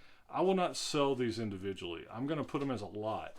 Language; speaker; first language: English; native; English